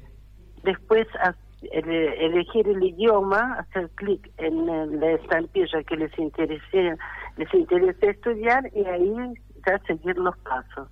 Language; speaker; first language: Spanish; non-native, fluent; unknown